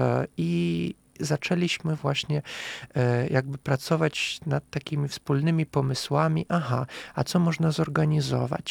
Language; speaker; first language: Polish; non-native, fluent; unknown